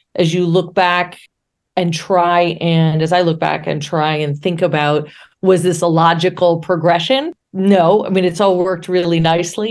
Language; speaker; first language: English; native; English